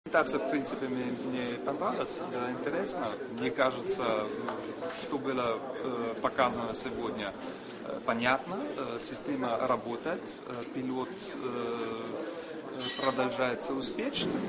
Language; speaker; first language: Russian; non-native, fluent; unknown